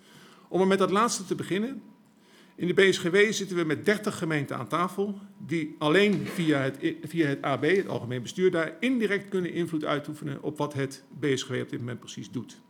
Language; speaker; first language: Dutch; native; Dutch